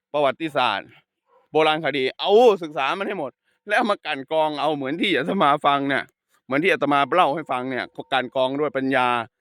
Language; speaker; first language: Thai; native; Thai